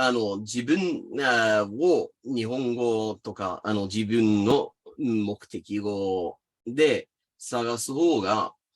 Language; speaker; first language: Japanese; non-native, fluent; English